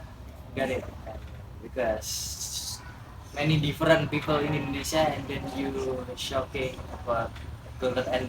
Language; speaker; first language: English; non-native, learner; Indonesian